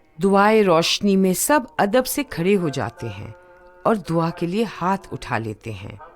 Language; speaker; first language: Urdu; native; Urdu